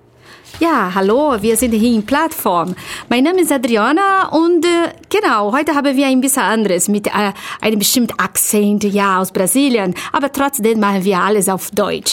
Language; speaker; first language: German; non-native, fluent; Portuguese